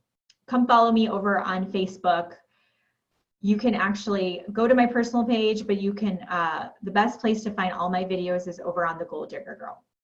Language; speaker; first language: English; native; English